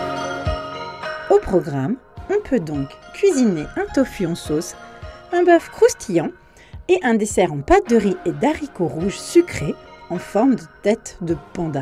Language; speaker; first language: French; native; French